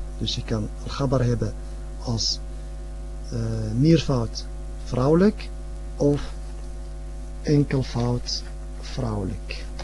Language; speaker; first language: Dutch; early bilingual, other home language; Arabic